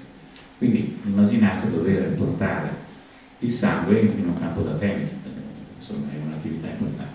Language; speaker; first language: Italian; native; Italian